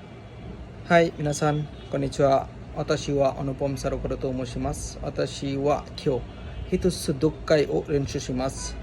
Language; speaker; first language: Japanese; non-native, learner; Bangla